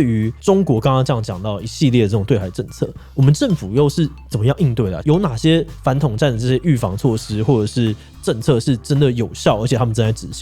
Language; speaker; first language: Chinese; native; Chinese